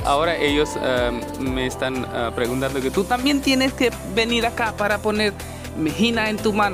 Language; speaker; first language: Spanish; non-native, learner; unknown